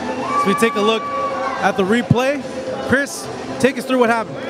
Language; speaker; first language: English; native; English